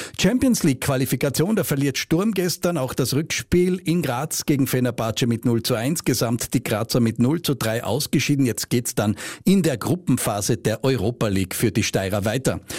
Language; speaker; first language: German; native; German